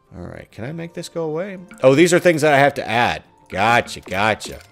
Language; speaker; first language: English; native; English